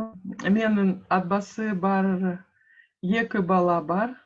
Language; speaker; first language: Kazakh; non-native, local second language; Russian